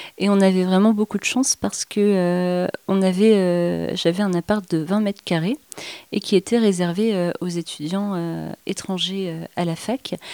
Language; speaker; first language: French; native; French